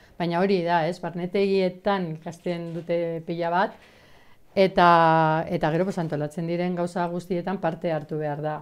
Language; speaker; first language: Basque; non-native, local second language; Spanish